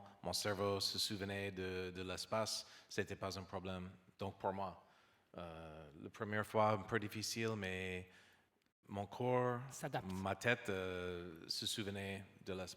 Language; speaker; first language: French; non-native, learner; English